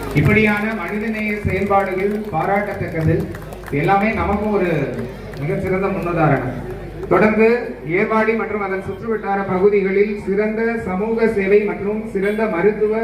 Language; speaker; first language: Tamil; native; Tamil